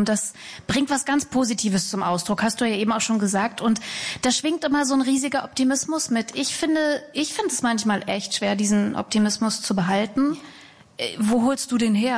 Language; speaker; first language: German; native; German